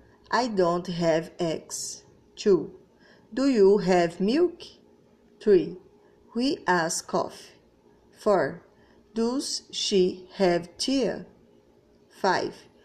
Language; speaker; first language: English; non-native, learner; Portuguese